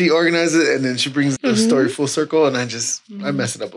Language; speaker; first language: English; native; English